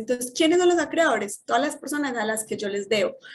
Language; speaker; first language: Spanish; native; Spanish